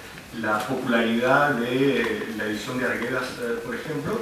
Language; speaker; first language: Spanish; native; Spanish